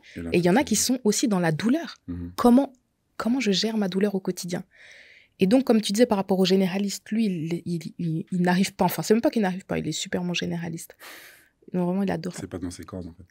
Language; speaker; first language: French; native; French